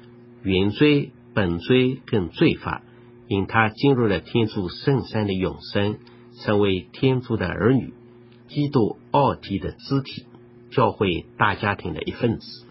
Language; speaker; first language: Chinese; native; Chinese